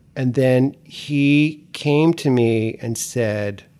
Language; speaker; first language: English; native; English